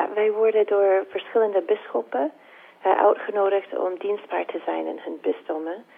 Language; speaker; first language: Dutch; non-native, fluent; English